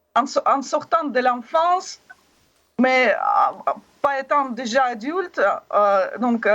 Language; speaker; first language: French; non-native, learner; Russian